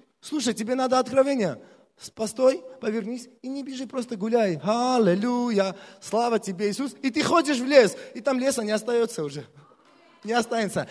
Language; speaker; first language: Russian; non-native, local second language; Armenian